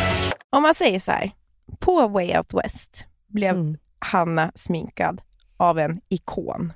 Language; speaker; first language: Swedish; native; Swedish